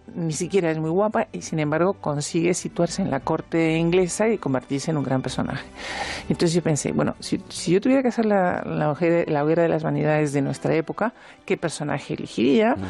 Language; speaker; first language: Spanish; native; Spanish